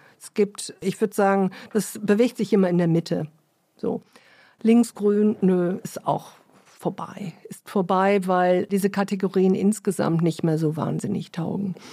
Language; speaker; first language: German; early bilingual, other home language; English